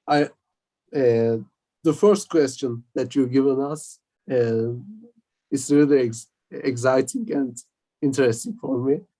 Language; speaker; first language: English; non-native, fluent; Turkish